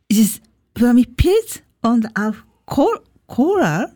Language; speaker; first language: German; non-native, learner; Japanese